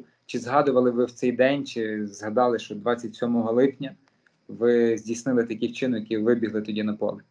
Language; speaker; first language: Ukrainian; native; Ukrainian